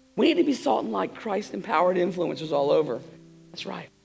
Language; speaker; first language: English; native; English